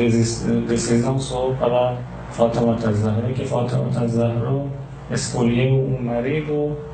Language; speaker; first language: Portuguese; non-native, learner; Persian